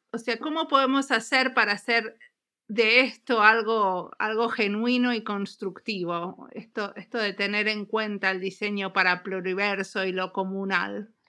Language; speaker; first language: Spanish; native; Spanish